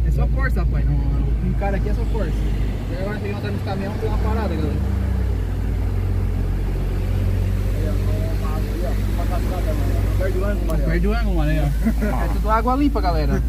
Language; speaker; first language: Portuguese; native; Portuguese